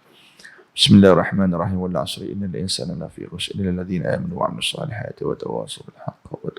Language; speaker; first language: Malay; native; Malay